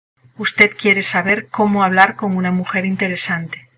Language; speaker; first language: Spanish; non-native, learner; English